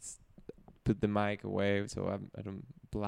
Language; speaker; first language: English; non-native, fluent; Spanish